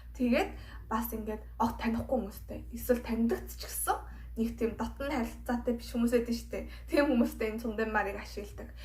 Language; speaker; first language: Mongolian; non-native, fluent; Korean